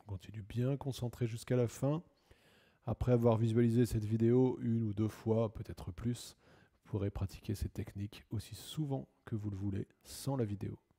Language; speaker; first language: French; native; French